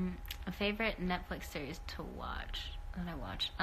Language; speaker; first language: English; native; English